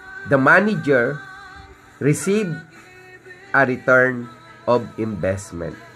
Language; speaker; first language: English; non-native, local second language; Filipino